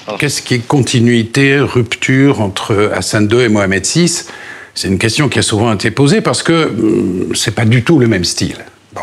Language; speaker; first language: French; native; French